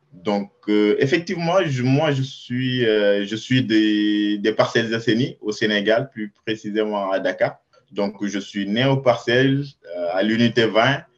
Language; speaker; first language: French; non-native, local second language; Wolof